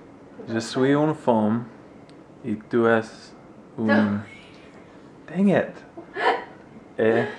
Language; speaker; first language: French; non-native, learner; English